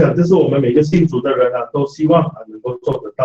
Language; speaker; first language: Chinese; native; Chinese